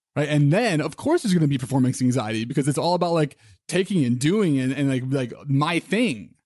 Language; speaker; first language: English; native; English